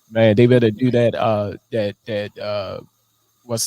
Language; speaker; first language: English; native; English